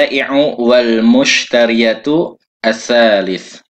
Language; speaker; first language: Arabic; non-native, fluent; Indonesian